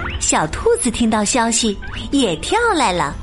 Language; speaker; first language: Chinese; native; Chinese